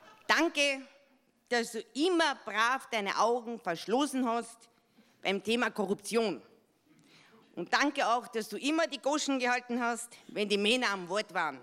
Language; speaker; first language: German; native; German